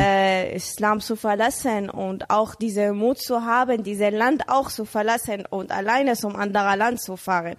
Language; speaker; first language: German; non-native, learner; Arabic